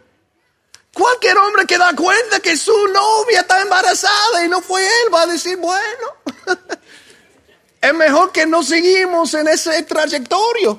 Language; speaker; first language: Spanish; non-native, fluent; English